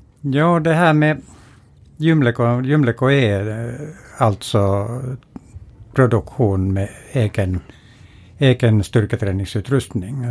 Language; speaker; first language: Swedish; non-native, fluent; Finnish